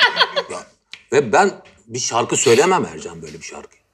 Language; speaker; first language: Turkish; native; Turkish